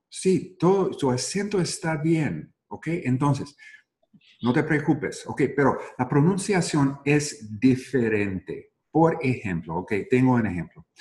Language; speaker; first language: Spanish; non-native, learner; English